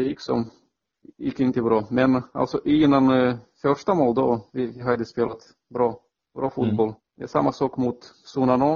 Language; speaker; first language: Swedish; non-native, fluent; Romanian